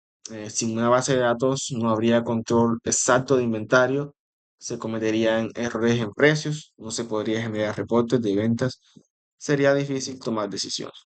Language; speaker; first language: Spanish; native; Spanish